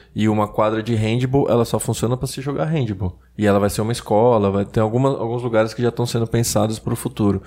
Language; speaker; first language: Portuguese; native; Portuguese